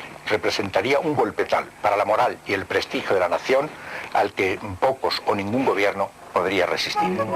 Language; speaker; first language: Spanish; native; Spanish